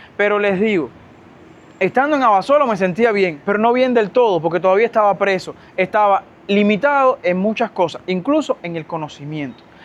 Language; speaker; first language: Spanish; native; Spanish